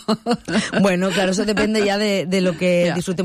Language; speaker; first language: Spanish; native; Spanish